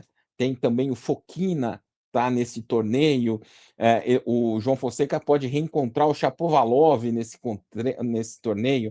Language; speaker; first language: Portuguese; native; Portuguese